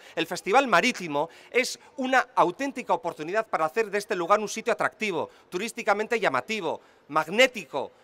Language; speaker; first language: Spanish; native; Spanish